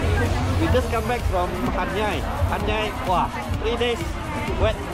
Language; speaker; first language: English; non-native, local second language; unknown